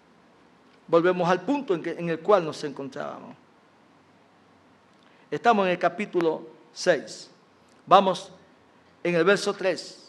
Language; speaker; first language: Spanish; native; Spanish